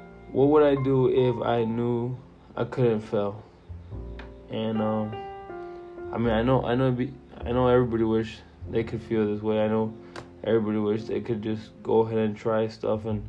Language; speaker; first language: English; early bilingual, other home language; Spanish